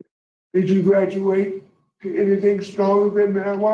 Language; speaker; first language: English; native; English